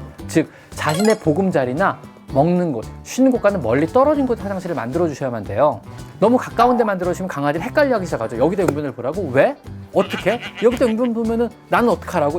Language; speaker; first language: Korean; native; Korean